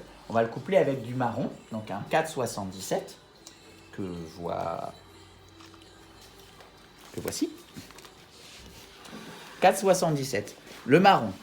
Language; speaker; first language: French; native; French